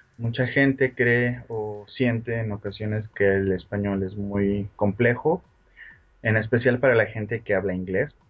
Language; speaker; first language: Spanish; native; Spanish